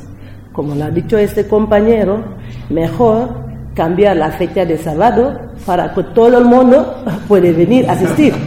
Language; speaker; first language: Spanish; non-native, learner; French